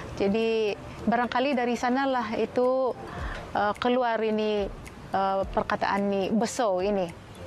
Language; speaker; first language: Malay; non-native, local second language; Central Dusun